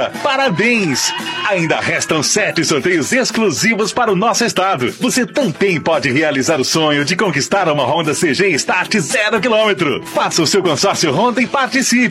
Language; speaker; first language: Portuguese; native; Portuguese